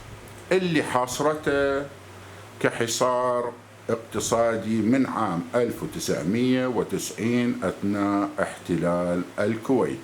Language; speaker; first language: Arabic; native; Arabic